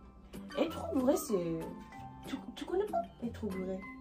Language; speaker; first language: French; non-native, learner; Japanese